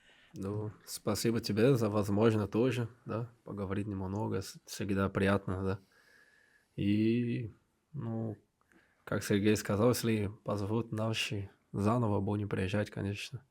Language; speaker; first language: Russian; non-native, learner; Portuguese